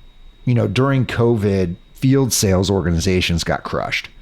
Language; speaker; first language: English; native; English